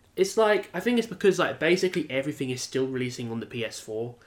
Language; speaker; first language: English; native; English